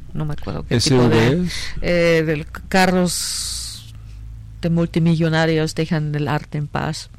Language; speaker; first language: Spanish; non-native, fluent; German